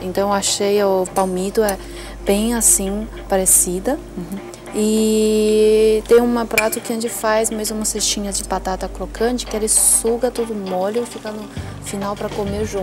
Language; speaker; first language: Portuguese; non-native, fluent; Chinese